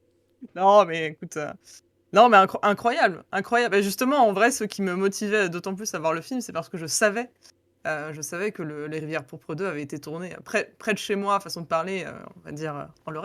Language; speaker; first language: French; native; French